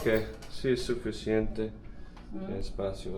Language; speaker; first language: Spanish; non-native, fluent; English